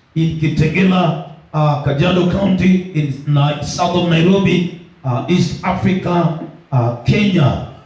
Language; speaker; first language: English; non-native, local second language; Swahili